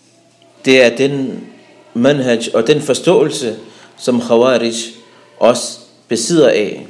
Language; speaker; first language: Danish; early bilingual, other home language; Arabic